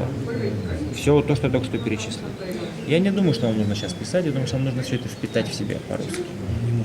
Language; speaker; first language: Russian; native; Russian